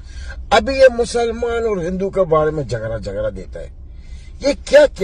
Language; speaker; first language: Hindi; non-native, learner; Arabic